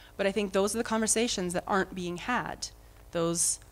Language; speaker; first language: English; native; English